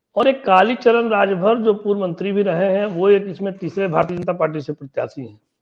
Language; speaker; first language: Hindi; native; Hindi